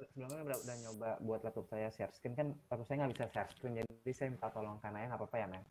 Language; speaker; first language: English; non-native, learner; Indonesian